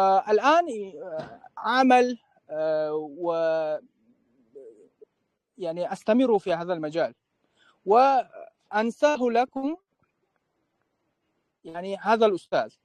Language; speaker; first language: Arabic; non-native, fluent; Uzbek